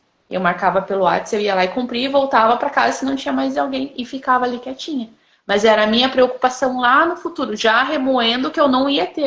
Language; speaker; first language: Portuguese; native; Portuguese